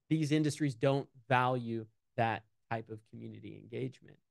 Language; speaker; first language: English; native; English